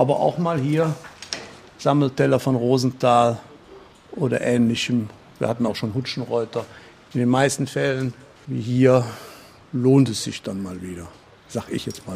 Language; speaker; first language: German; native; German